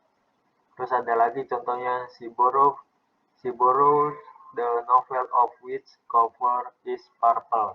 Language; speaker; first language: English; non-native, fluent; Indonesian